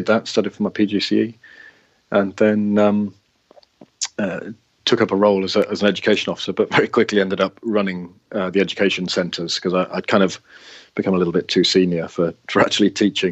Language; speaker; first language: English; native; English